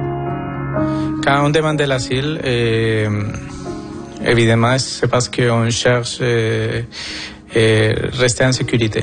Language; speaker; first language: French; non-native, fluent; Spanish